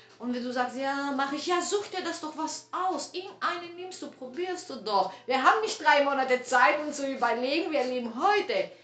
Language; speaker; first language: German; non-native, fluent; Greek